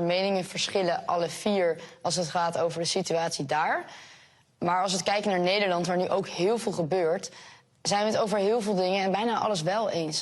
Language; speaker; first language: Dutch; native; Dutch